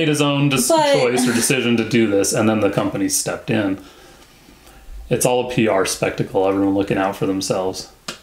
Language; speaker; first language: English; native; English